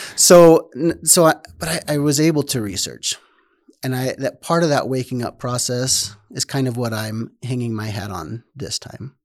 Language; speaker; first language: English; native; English